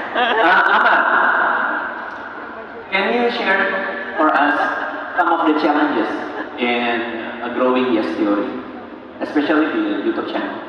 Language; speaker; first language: English; non-native, fluent; Indonesian